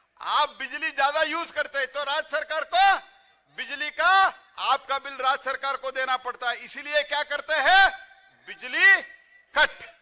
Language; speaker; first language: Hindi; non-native, local second language; Kannada